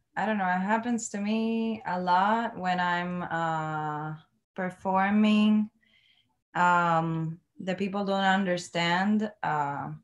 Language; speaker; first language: English; non-native, learner; Spanish